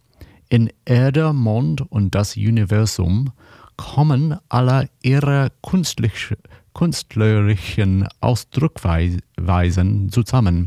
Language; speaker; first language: German; non-native, learner; English